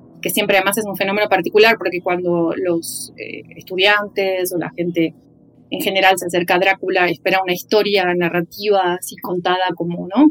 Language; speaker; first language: Spanish; native; Spanish